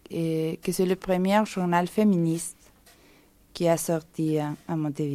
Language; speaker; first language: French; non-native, fluent; Spanish